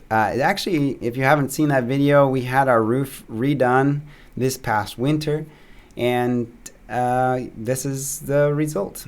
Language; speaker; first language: English; native; English